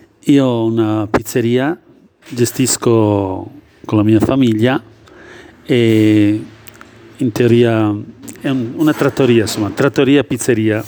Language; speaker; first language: Italian; non-native, fluent; Albanian